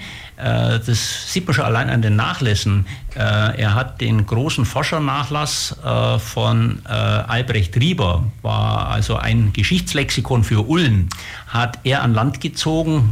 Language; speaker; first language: German; native; German